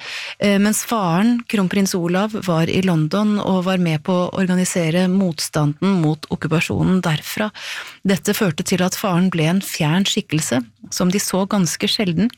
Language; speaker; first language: Norwegian; native; Norwegian